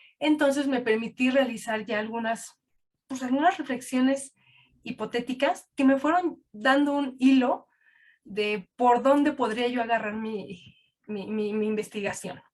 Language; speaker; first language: Spanish; native; Spanish